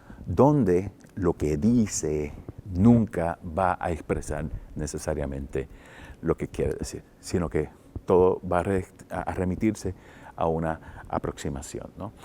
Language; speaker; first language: Spanish; native; Spanish